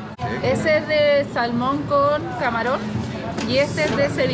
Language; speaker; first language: Spanish; native; Spanish